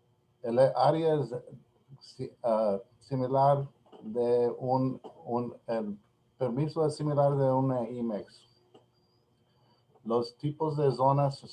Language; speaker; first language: Spanish; non-native, learner; English